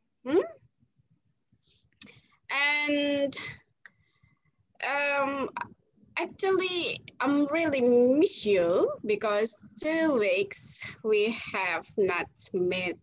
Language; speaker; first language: English; non-native, fluent; Indonesian